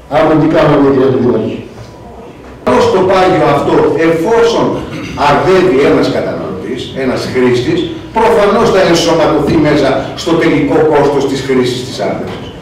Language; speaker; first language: Greek; native; Greek